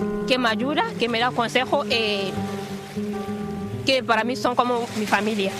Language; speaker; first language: Spanish; non-native, learner; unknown